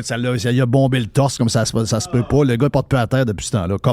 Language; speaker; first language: French; native; French